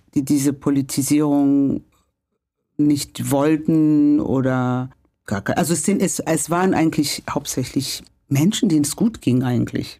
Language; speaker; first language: German; non-native, fluent; Kinyarwanda